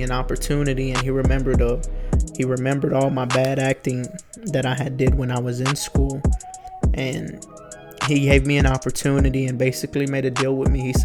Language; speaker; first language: English; native; English